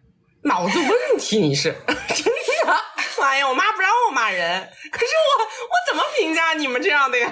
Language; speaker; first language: Chinese; native; Chinese